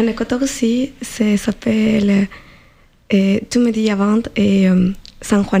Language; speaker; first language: French; non-native, learner; Spanish